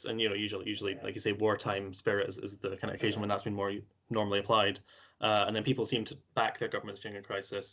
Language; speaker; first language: English; native; English